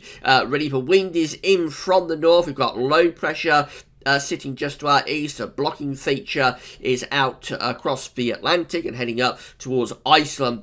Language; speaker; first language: English; native; English